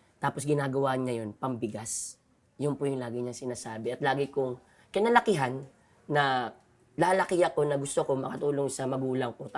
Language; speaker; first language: Filipino; non-native, local second language; Cebuano